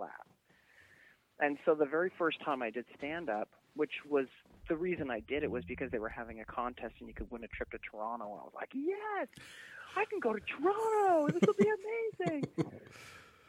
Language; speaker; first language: English; native; English